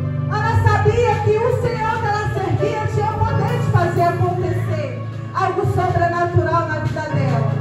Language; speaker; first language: Portuguese; native; Portuguese